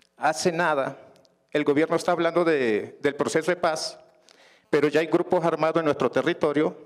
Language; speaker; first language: Spanish; non-native, local second language; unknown